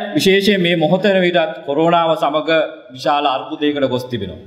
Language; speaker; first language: Sinhala; native; Sinhala